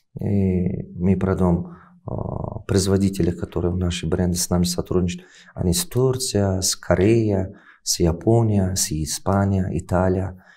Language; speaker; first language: Russian; non-native, local second language; Tajik